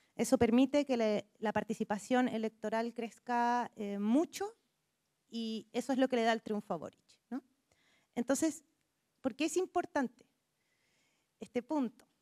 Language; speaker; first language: Spanish; native; Spanish